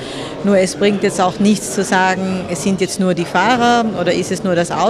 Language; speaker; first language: German; early bilingual, other home language; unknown